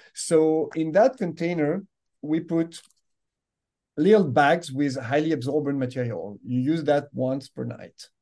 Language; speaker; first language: English; non-native, fluent; French